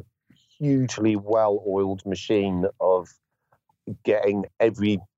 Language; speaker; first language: English; native; English